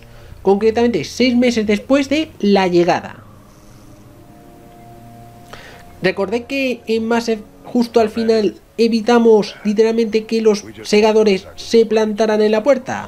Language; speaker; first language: Spanish; native; Spanish